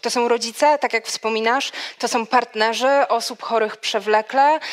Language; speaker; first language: Polish; native; Polish